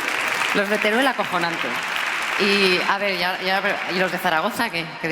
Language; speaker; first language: Spanish; native; Spanish